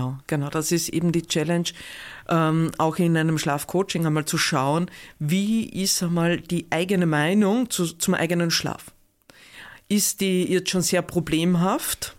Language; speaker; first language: German; native; German